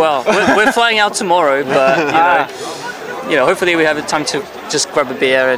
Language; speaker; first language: English; non-native, fluent; French